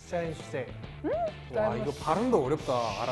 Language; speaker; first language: Korean; native; Korean